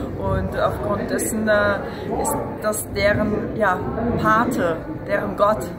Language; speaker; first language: German; non-native, fluent; Russian